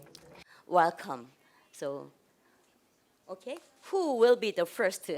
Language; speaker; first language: English; non-native, learner; Korean